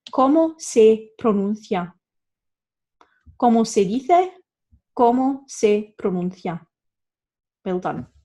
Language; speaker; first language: Spanish; non-native, fluent; English